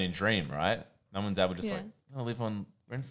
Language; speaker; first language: English; non-native, local second language; Croatian